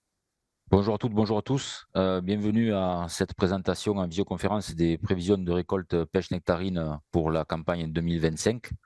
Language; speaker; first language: French; native; French